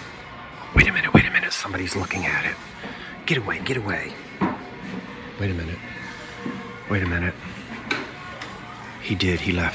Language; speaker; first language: English; native; English